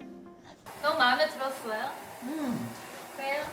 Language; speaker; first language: Korean; non-native, learner; Turkish